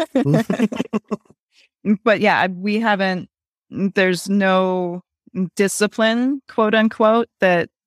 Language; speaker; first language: English; native; English